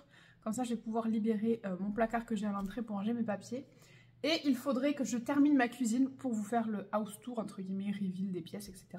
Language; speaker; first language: French; native; French